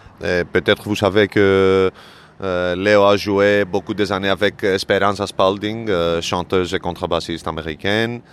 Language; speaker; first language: French; non-native, learner; Greek